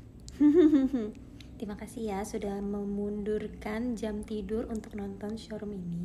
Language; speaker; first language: Indonesian; native; Indonesian